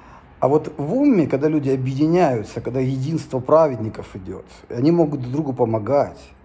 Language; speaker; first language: Russian; native; Russian